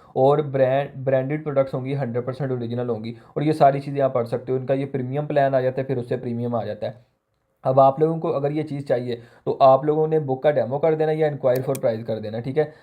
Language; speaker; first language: Urdu; non-native, local second language; Punjabi